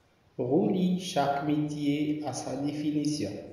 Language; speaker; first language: French; non-native, local second language; Arabic